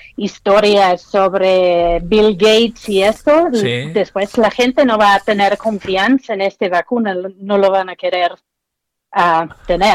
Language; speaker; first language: Spanish; non-native, fluent; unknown